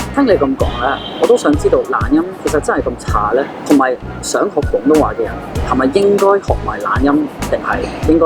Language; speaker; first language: Cantonese; non-native, fluent; English